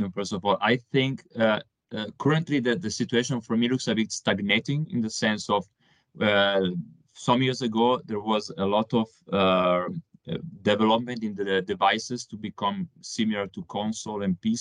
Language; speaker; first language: English; non-native, fluent; Italian